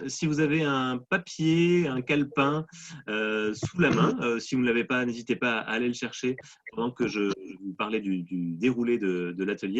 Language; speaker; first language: French; native; French